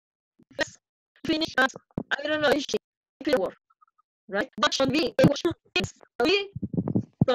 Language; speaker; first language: English; non-native, fluent; Spanish